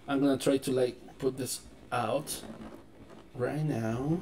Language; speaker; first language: English; non-native, learner; Spanish